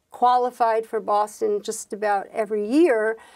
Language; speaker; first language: English; native; English